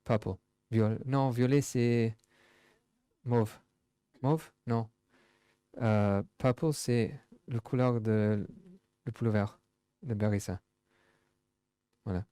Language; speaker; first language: French; non-native, fluent; English